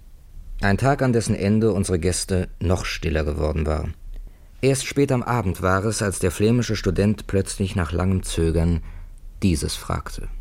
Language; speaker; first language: German; native; German